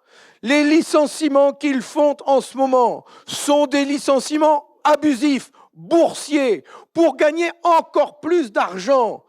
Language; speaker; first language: French; native; French